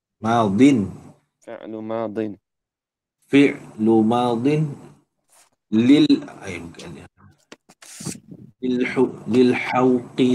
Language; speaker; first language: Arabic; non-native, learner; Malay